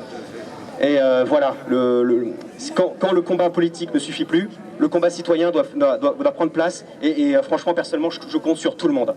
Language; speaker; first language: French; native; French